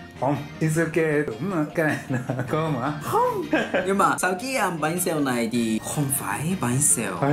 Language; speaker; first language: Vietnamese; non-native, learner; Japanese